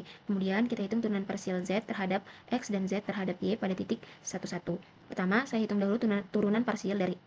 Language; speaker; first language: Indonesian; native; Indonesian